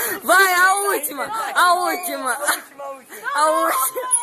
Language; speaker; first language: Portuguese; native; Portuguese